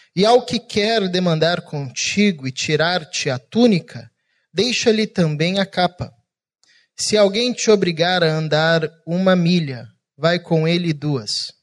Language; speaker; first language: Portuguese; native; Portuguese